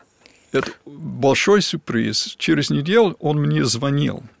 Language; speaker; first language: Russian; non-native, fluent; English